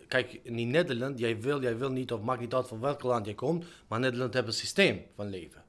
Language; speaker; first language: Dutch; non-native, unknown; Albanian